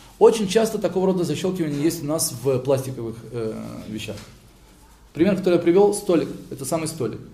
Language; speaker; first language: Russian; early bilingual, heritage; Hebrew